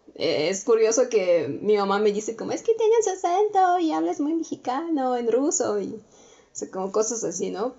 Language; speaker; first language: Spanish; non-native, fluent; Russian